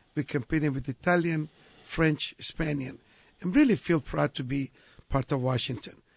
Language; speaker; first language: English; non-native, fluent; Italian